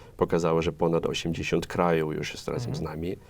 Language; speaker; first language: Polish; non-native, fluent; Ukrainian